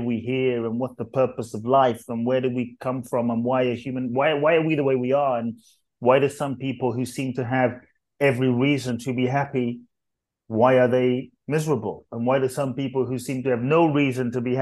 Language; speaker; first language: English; native; English